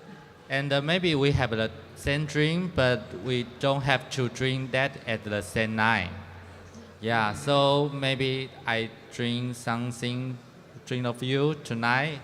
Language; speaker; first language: English; non-native, fluent; Chinese